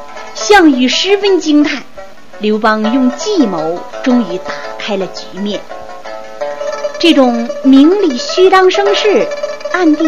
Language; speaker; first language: Chinese; native; Chinese